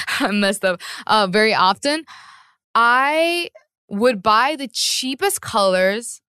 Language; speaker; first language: English; non-native, fluent; Korean